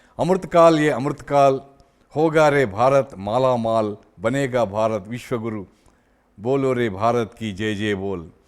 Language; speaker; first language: Hindi; non-native, local second language; Telugu